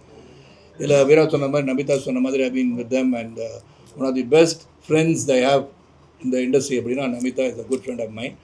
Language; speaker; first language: Tamil; native; Tamil